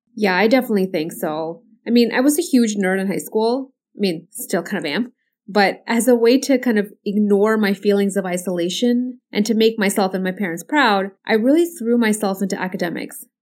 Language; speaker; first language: English; early bilingual, other home language; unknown